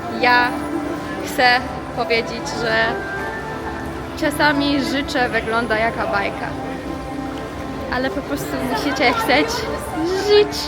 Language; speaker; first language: Polish; non-native, learner; Persian